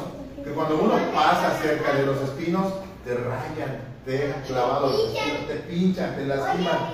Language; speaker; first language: Spanish; native; Spanish